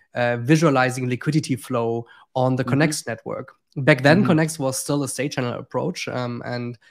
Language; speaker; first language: English; non-native, fluent; German